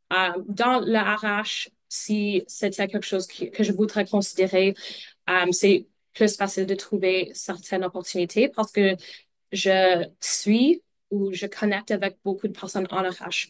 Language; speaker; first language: French; non-native, local second language; English